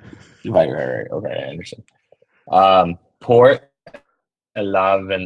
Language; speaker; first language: Spanish; non-native, learner; English